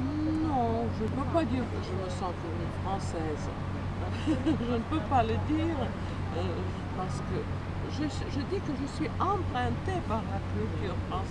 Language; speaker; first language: French; early bilingual, other home language; Russian